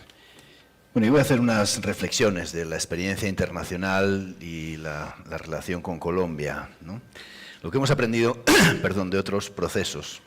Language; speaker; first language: Spanish; native; Spanish